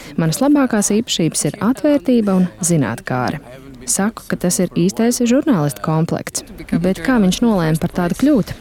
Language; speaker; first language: Latvian; native; Latvian